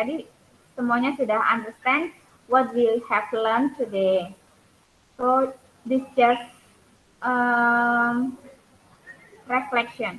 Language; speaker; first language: English; non-native, learner; Indonesian